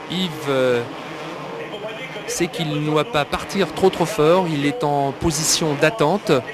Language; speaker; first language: French; native; French